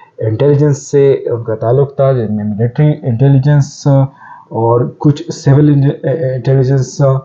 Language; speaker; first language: Urdu; non-native, local second language; Pashto